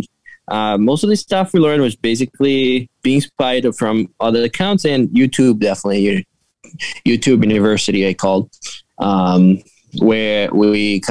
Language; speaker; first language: English; non-native, fluent; Portuguese